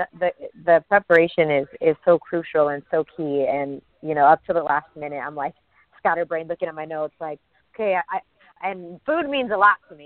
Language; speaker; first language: English; native; English